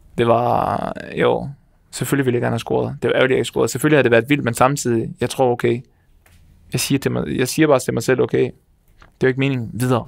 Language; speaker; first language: Danish; native; Danish